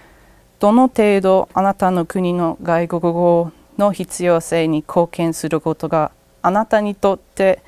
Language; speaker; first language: Japanese; non-native, learner; English